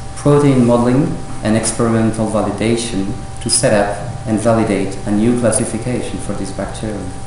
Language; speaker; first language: English; non-native, fluent; French